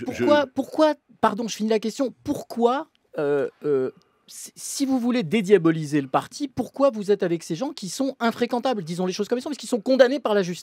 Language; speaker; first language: French; native; French